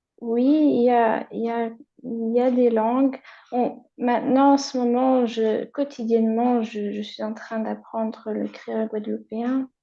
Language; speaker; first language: French; non-native, fluent; German